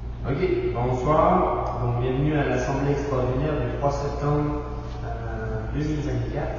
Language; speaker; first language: French; native; French